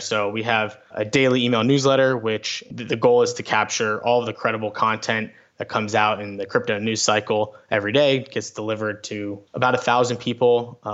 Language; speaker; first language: English; native; English